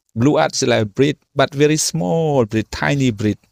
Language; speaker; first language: English; non-native, learner; Khmer